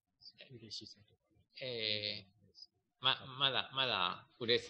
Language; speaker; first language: Japanese; non-native, learner; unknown